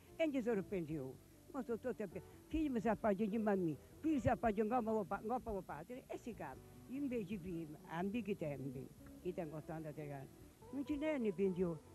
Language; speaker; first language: Italian; native; Italian